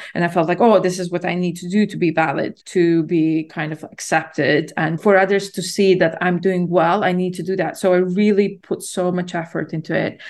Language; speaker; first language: English; non-native, fluent; Latvian